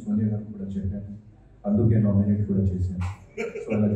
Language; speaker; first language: Telugu; non-native, fluent; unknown